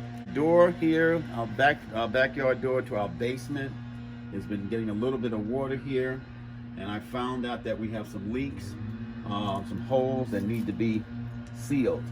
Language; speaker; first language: English; native; English